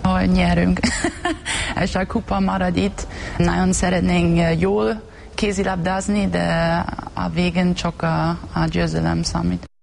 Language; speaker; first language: Hungarian; non-native, learner; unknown